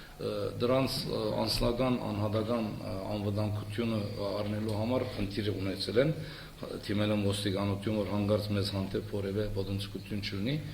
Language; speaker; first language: Armenian; early bilingual, heritage; Armenian